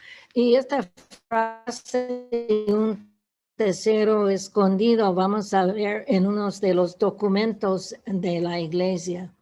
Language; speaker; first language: Spanish; non-native, fluent; English